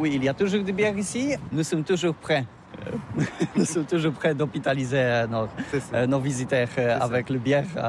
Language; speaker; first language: French; non-native, learner; Polish